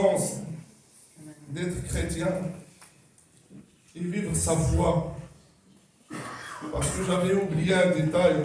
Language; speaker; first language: French; non-native, local second language; Kabyle